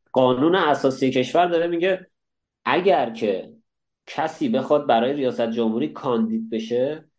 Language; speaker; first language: Persian; native; Persian